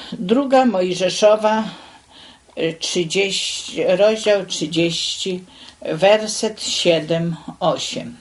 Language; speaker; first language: Polish; native; Polish